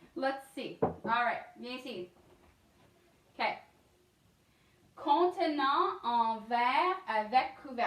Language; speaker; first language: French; non-native, learner; English